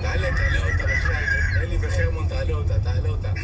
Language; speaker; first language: Hebrew; native; Hebrew